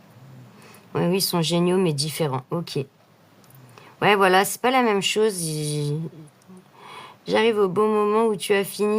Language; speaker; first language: French; native; French